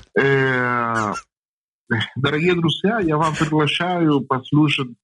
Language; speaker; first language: Russian; non-native, learner; Spanish